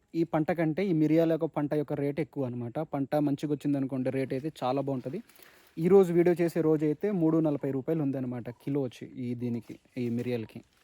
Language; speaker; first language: Telugu; non-native, local second language; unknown